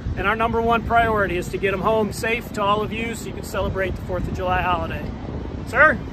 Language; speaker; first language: English; native; English